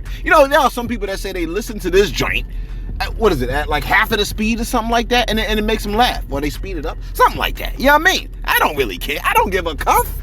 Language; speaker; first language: English; native; English